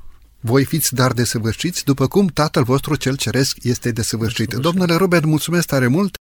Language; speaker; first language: Romanian; native; Romanian